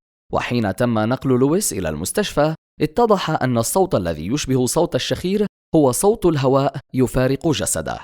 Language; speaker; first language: Arabic; native; Arabic